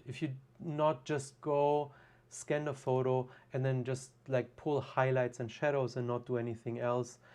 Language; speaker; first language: English; non-native, fluent; German